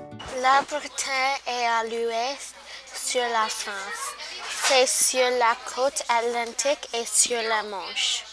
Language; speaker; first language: French; non-native, learner; English